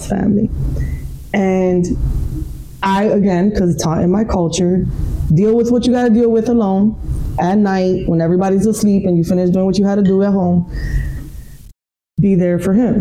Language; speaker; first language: English; native; English